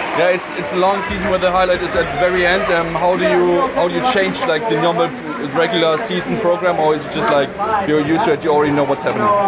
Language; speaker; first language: English; non-native, fluent; German